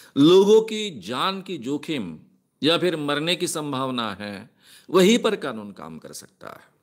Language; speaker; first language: Hindi; non-native, local second language; Marathi